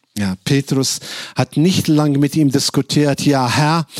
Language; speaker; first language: German; non-native, fluent; Arabic